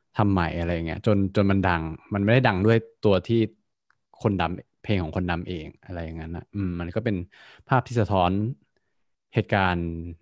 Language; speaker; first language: Thai; native; Thai